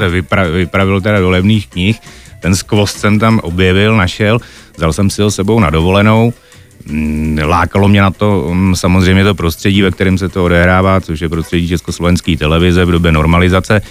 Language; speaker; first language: Czech; native; Czech